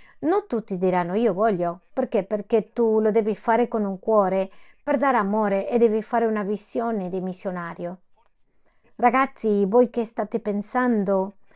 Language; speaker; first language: Italian; non-native, fluent; Spanish